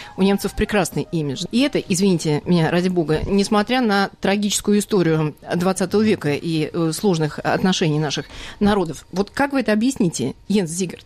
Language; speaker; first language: Russian; native; Russian